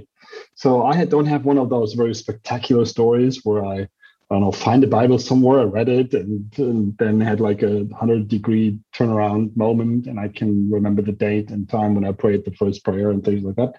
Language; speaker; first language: English; non-native, fluent; German